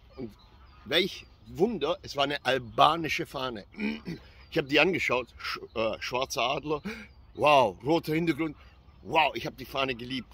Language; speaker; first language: German; early bilingual, other home language; Albanian